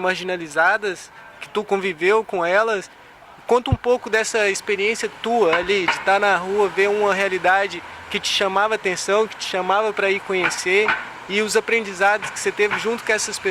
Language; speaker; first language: Portuguese; native; Portuguese